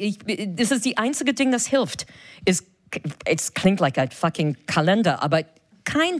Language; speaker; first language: German; non-native, fluent; English